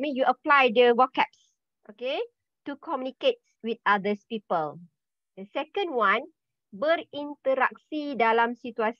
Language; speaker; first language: English; non-native, learner; Malay